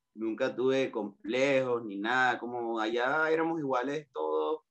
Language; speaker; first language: Spanish; native; Spanish